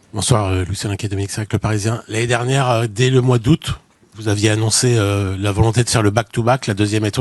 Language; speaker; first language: French; native; French